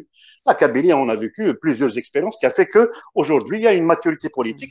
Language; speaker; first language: French; non-native, local second language; Kabyle